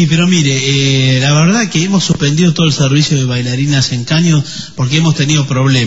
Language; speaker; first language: Spanish; native; Spanish